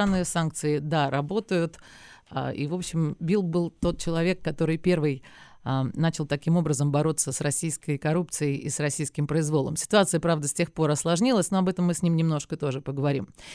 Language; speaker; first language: Russian; native; Russian